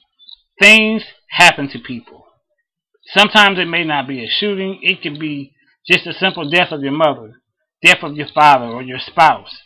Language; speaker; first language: English; native; English